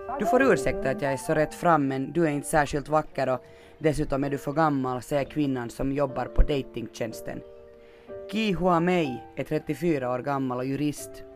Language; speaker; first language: Swedish; native; Swedish